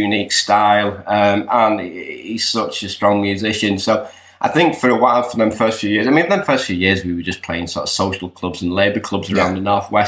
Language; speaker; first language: English; native; English